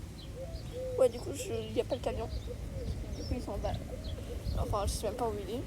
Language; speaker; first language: French; native; French